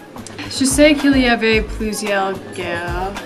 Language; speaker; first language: French; non-native, learner; English